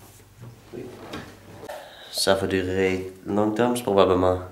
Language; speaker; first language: French; non-native, learner; Dutch